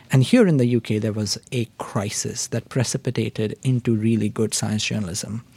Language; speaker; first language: English; non-native, local second language; Hindi